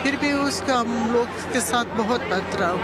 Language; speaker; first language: Hindi; non-native, learner; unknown